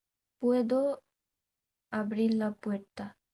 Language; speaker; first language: Spanish; non-native, learner; Bangla